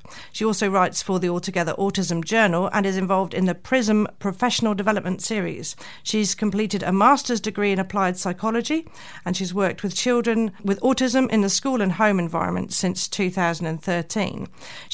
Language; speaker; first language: English; native; English